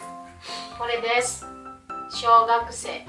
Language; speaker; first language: Japanese; non-native, fluent; Indonesian